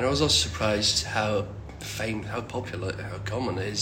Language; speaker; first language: English; non-native, fluent; Russian